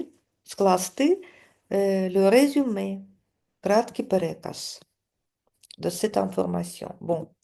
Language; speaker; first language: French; non-native, fluent; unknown